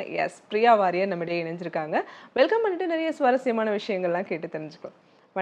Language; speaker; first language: Tamil; native; Tamil